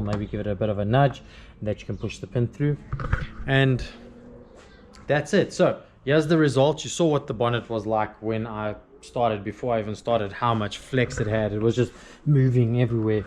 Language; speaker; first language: English; native; English